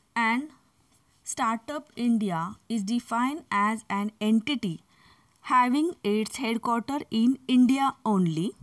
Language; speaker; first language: English; non-native, local second language; Marathi